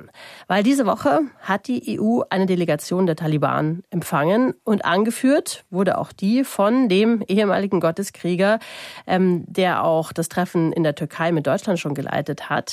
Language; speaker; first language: German; native; German